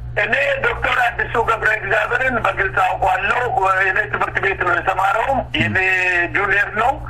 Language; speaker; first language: Amharic; non-native, local second language; Oromo